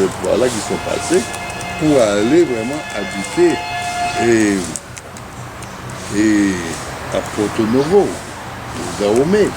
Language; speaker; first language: French; non-native, local second language; Haitian Creole